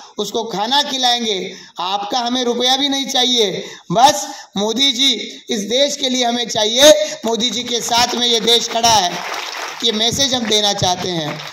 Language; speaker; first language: Hindi; native; Hindi